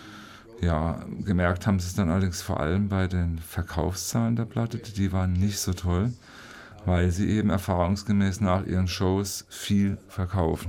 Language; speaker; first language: German; native; German